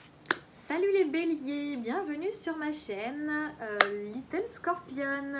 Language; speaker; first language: French; native; French